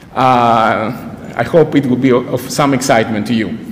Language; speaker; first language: English; non-native, fluent; Greek